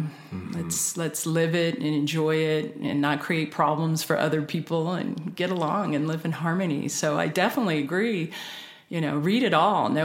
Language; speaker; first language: English; native; English